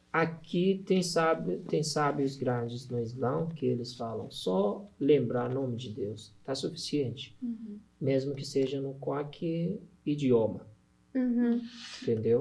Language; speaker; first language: Portuguese; non-native, learner; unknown